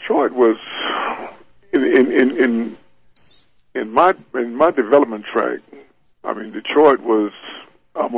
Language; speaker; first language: English; native; English